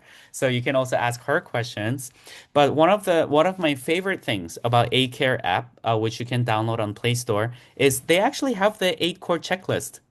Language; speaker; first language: English; non-native, fluent; Korean